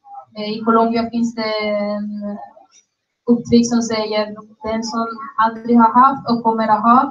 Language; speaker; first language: Swedish; non-native, learner; Spanish